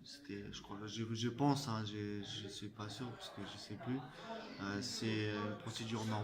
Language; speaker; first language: French; non-native, fluent; Chechen